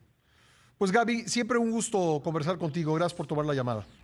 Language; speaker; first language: Spanish; native; Spanish